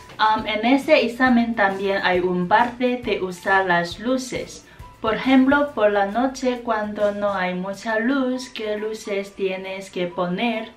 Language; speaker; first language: Spanish; non-native, fluent; Chinese